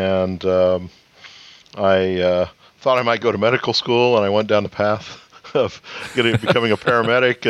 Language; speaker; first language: English; native; English